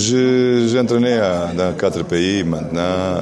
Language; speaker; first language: French; non-native, learner; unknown